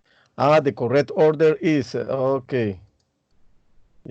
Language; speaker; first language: English; non-native, learner; Spanish